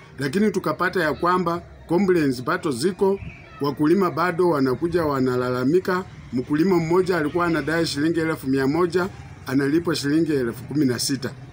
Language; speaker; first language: Swahili; native; Swahili